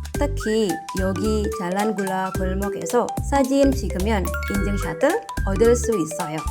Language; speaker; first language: Korean; non-native, fluent; Indonesian